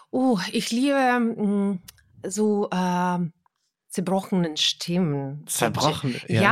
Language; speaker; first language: German; non-native, fluent; Ukrainian